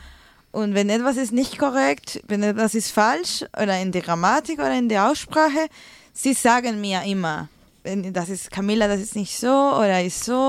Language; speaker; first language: German; non-native, learner; Spanish